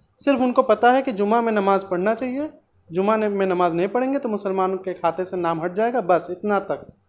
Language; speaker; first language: Hindi; non-native, local second language; Bangla